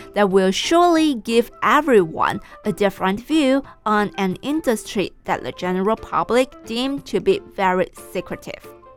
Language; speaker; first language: English; non-native, fluent; Chinese